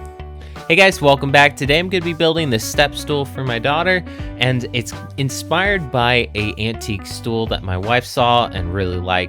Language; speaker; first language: English; native; English